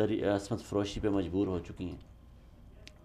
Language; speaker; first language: Urdu; native; Urdu